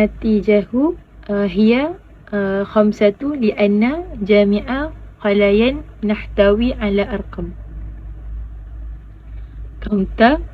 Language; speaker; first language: Arabic; non-native, learner; Malay